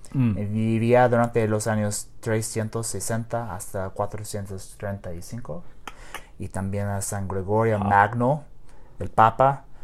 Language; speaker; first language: Spanish; non-native, learner; English